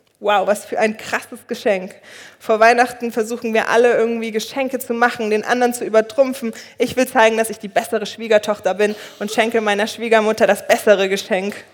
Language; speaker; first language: German; early bilingual, other home language; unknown